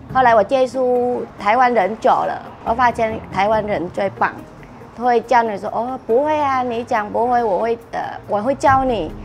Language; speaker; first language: Chinese; non-native, fluent; Vietnamese